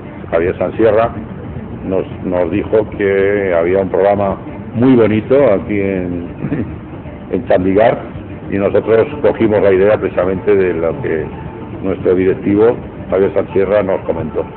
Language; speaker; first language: Spanish; native; Spanish